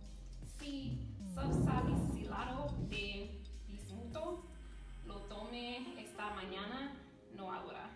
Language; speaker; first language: Spanish; non-native, learner; English